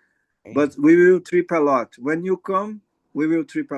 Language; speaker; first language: English; non-native, learner; Portuguese